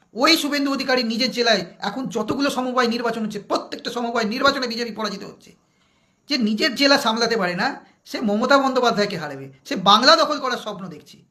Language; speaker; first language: Bangla; native; Bangla